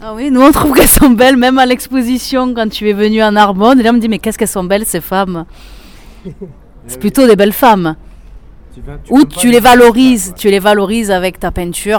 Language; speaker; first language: French; native; French